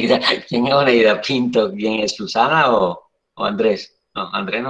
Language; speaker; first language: Spanish; native; Spanish